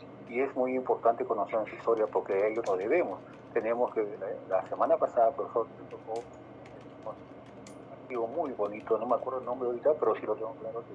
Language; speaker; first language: Spanish; native; Spanish